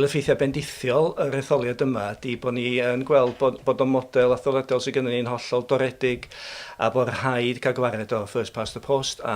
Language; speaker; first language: Welsh; native; Welsh